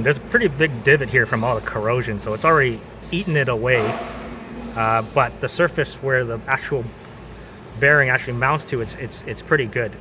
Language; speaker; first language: English; native; English